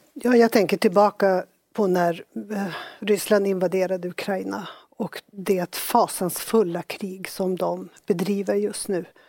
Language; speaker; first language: Swedish; native; Swedish